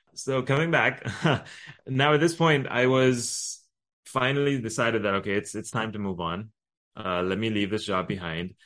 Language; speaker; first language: English; early bilingual, other home language; Arabic